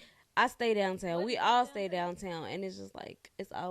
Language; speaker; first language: English; native; English